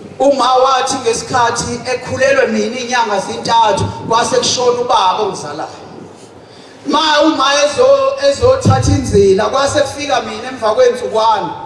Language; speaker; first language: Zulu; native; Zulu